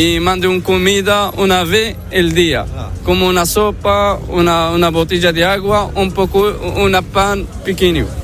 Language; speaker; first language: Spanish; non-native, learner; Arabic